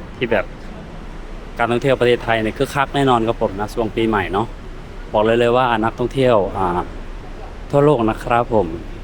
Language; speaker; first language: Thai; native; Thai